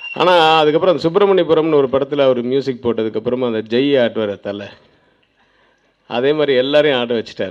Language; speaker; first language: Tamil; native; Tamil